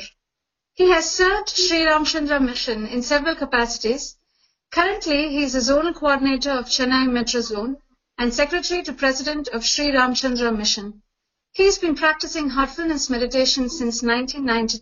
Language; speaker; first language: English; non-native, local second language; Tamil